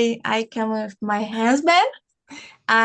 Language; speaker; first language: English; non-native, learner; Portuguese